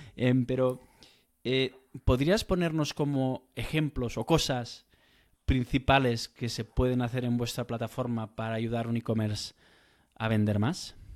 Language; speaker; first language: Spanish; native; Spanish